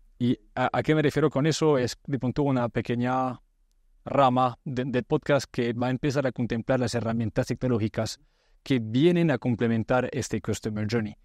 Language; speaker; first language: Spanish; non-native, fluent; French